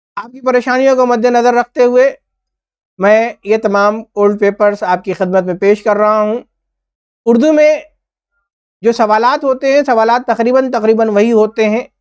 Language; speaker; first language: Urdu; native; Urdu